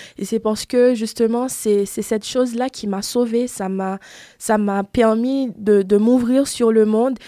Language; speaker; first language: French; non-native, local second language; Haitian Creole